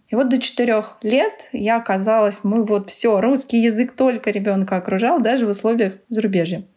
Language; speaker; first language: Russian; non-native, local second language; Tatar